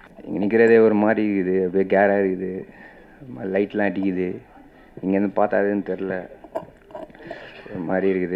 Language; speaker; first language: Tamil; native; Tamil